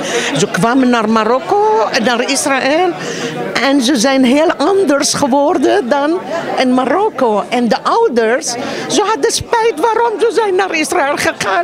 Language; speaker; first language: Dutch; non-native, fluent; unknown